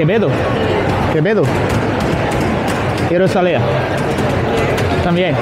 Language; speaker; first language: Spanish; non-native, learner; Portuguese